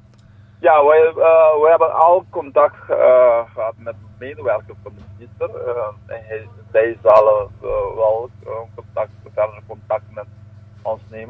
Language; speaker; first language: Dutch; non-native, local second language; Papiamento